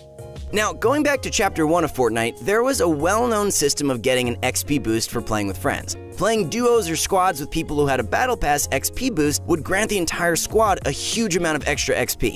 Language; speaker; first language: English; native; English